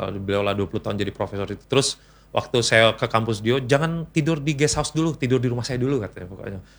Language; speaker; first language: Indonesian; native; Indonesian